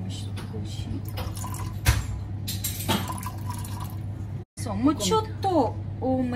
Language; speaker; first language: Japanese; non-native, learner; Ukrainian